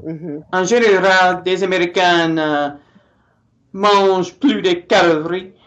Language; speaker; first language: French; non-native, learner; English